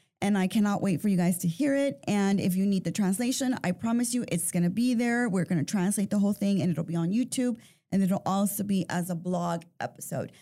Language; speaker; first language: English; early bilingual, other home language; Spanish